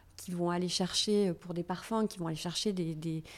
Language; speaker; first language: French; native; French